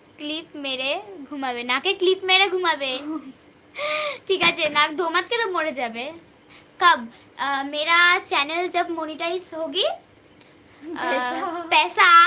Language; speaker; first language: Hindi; non-native, local second language; Bangla